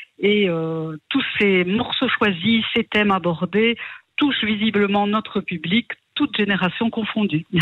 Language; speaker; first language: French; native; French